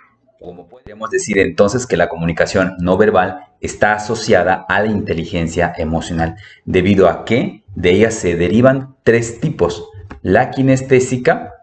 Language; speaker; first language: Spanish; native; Spanish